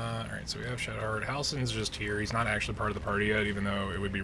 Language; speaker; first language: English; native; English